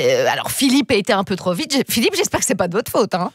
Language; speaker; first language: French; native; French